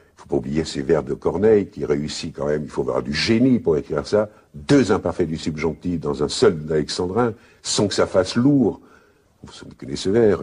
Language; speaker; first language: French; native; French